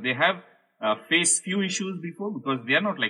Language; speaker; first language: English; non-native, local second language; Hindi